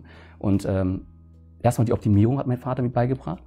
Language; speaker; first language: German; early bilingual, other home language; Vietnamese